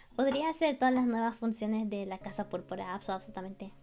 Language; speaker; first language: Spanish; non-native, learner; English